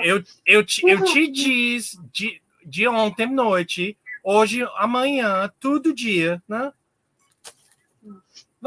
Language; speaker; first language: Portuguese; non-native, learner; English